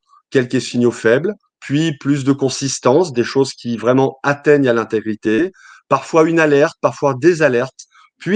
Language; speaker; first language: French; native; French